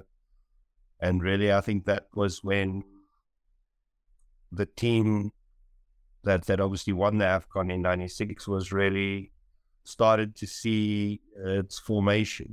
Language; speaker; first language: English; native; English